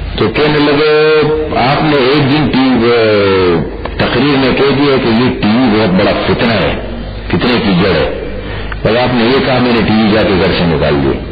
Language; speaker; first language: Urdu; non-native, local second language; Pashto